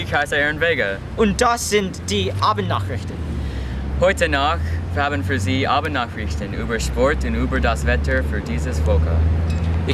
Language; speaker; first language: German; non-native, learner; English